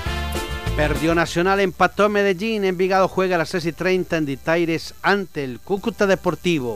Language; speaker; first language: Spanish; native; Spanish